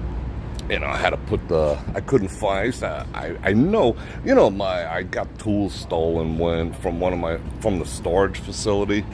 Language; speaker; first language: English; native; English